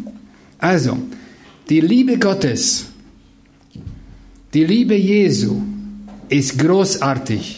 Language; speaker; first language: German; non-native, fluent; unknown